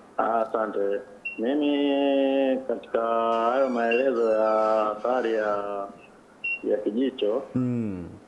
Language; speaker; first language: Swahili; native; Swahili